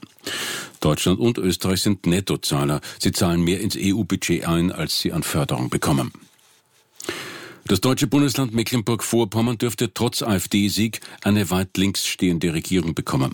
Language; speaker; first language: German; native; German